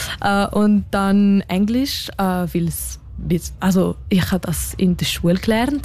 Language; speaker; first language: German; non-native, local second language; French